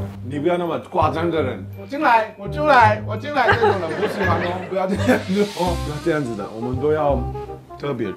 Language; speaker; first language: Chinese; non-native, fluent; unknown